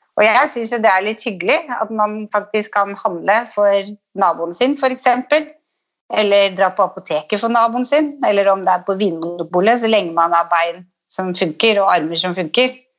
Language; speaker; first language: Norwegian; native; Norwegian